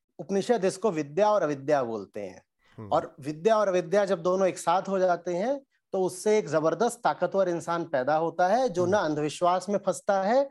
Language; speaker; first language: Hindi; native; Hindi